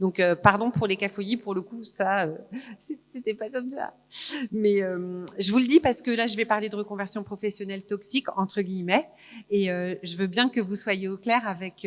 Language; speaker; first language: French; native; French